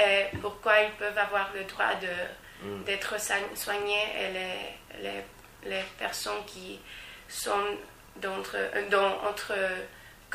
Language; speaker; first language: French; non-native, fluent; English